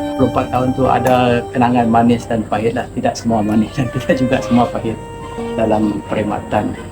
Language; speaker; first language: Malay; non-native, local second language; Iban